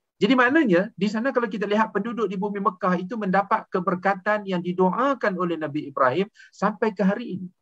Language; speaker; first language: Malay; native; Malay